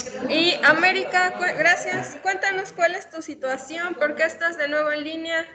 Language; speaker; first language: Spanish; native; Spanish